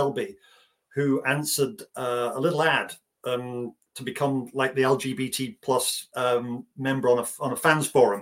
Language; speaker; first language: English; native; English